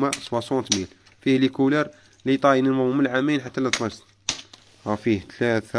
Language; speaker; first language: Arabic; native; Arabic